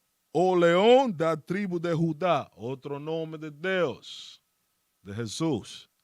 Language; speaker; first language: Portuguese; non-native, fluent; Spanish